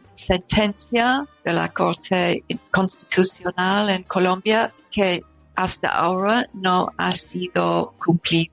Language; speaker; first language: Spanish; non-native, learner; English